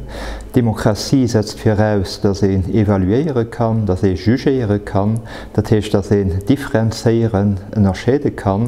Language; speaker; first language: German; non-native, local second language; Luxembourgish